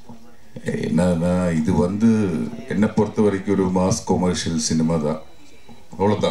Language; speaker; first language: Tamil; non-native, learner; Malayalam